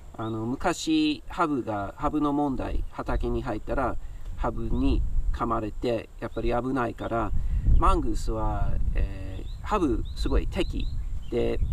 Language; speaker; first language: Japanese; non-native, fluent; English